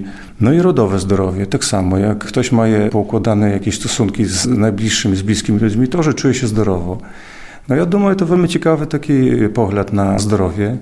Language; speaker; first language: Polish; non-native, local second language; Ukrainian